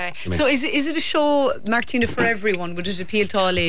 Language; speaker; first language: English; native; English